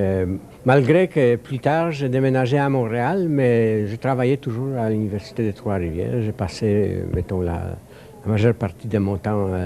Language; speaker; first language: French; non-native, fluent; Polish